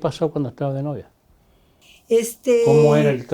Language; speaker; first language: Spanish; native; Spanish